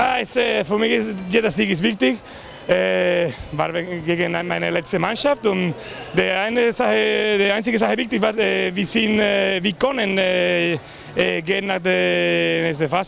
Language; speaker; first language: German; non-native, learner; Spanish